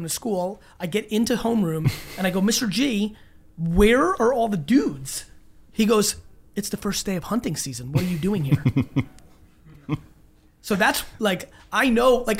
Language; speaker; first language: English; native; English